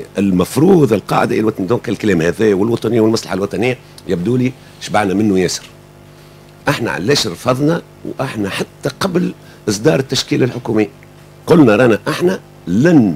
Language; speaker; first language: Arabic; native; Arabic